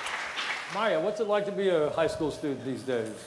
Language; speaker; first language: English; native; English